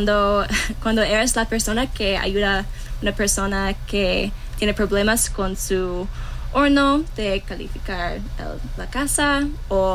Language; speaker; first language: Spanish; non-native, learner; English